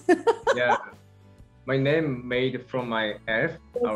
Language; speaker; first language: English; non-native, learner; Korean